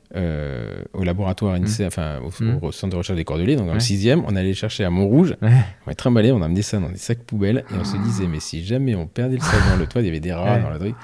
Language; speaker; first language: French; native; French